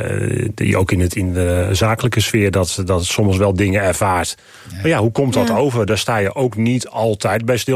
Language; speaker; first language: Dutch; native; Dutch